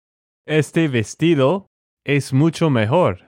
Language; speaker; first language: Spanish; non-native, fluent; English